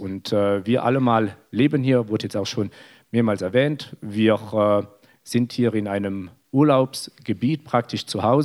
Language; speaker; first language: German; native; German